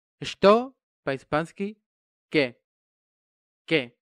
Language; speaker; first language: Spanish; non-native, fluent; Russian